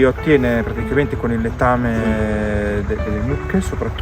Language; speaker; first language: Italian; native; Italian